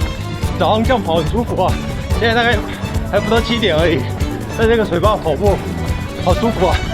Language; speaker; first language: Chinese; native; Chinese